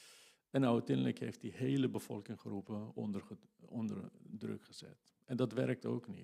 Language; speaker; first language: Dutch; non-native, fluent; Kurdish